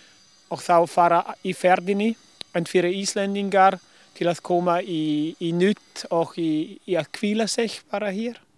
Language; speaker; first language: Icelandic; non-native, learner; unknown